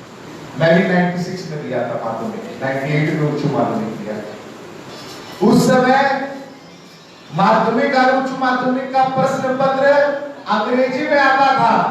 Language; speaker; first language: Hindi; native; Hindi